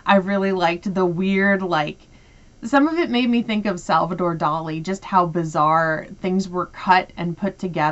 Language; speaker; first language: English; native; English